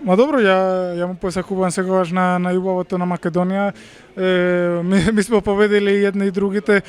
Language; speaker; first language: Macedonian; non-native, learner; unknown